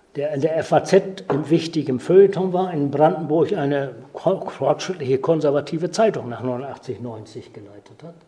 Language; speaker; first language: German; native; German